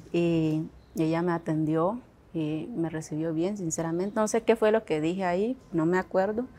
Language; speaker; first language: Spanish; non-native, local second language; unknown